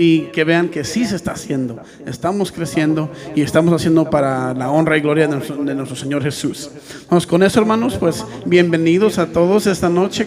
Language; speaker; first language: Spanish; early bilingual, heritage; Spanish